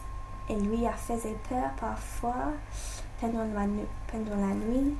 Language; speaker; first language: French; non-native, learner; English